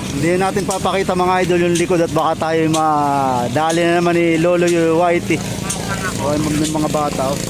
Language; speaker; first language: Filipino; native; Filipino